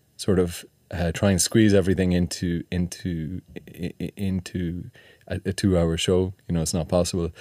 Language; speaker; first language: English; native; English